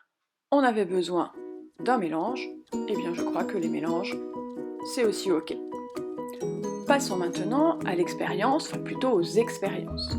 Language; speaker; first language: French; native; French